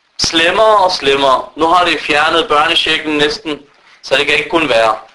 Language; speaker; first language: Danish; early bilingual, other home language; Arabic